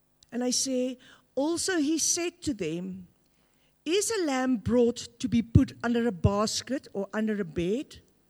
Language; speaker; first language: English; non-native, local second language; Afrikaans